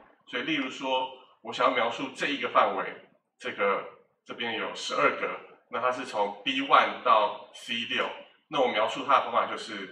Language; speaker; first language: Chinese; native; Chinese